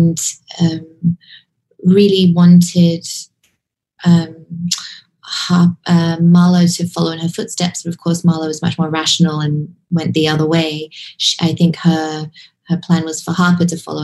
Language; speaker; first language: English; native; English